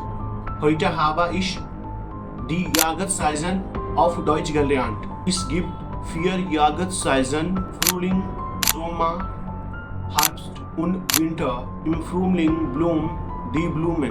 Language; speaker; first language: German; non-native, learner; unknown